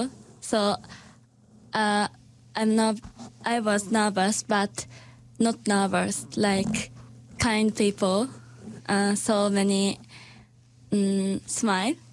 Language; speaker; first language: English; non-native, learner; Japanese